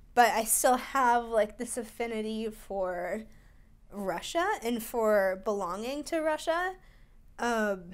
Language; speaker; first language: English; early bilingual, other home language; Russian